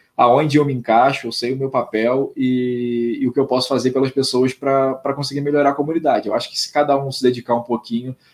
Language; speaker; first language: Portuguese; native; Portuguese